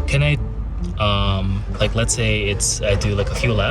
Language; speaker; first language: English; native; English